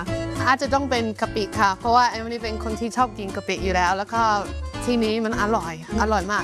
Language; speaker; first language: Thai; non-native, fluent; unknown